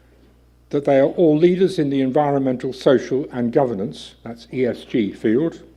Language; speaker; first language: English; native; English